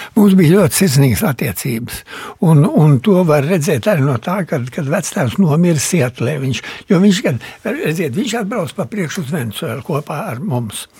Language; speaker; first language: Latvian; early bilingual, heritage; Latvian